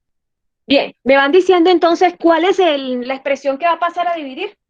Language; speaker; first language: Spanish; native; Spanish